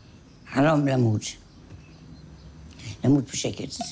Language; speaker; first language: Hebrew; non-native, fluent; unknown